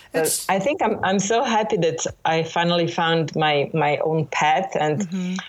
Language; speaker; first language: English; non-native, fluent; Serbian